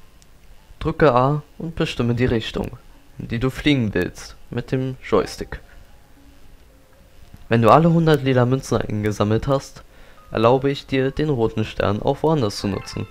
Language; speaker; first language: German; native; German